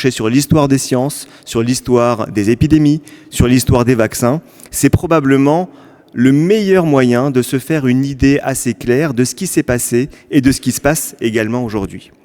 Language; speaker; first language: French; native; French